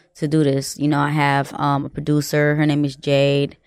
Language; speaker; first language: English; early bilingual, other home language; Haitian Creole